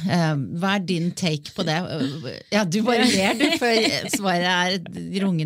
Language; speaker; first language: Norwegian; native; Norwegian